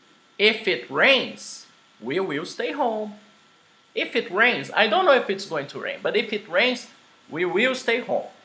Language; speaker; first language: English; non-native, fluent; Portuguese